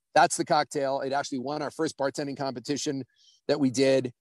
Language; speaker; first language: English; native; English